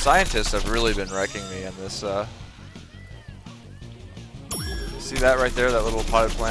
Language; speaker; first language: English; native; English